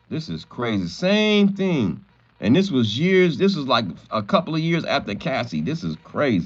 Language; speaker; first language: English; native; English